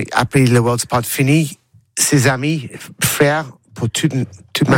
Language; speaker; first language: French; non-native, learner; English